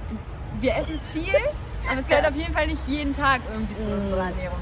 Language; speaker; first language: German; native; German